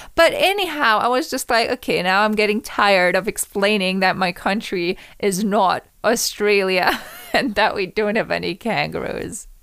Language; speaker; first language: English; non-native, fluent; German